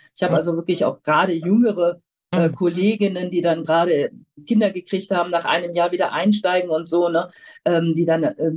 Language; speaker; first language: German; native; German